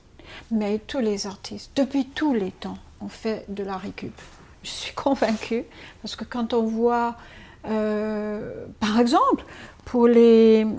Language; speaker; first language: French; non-native, fluent; English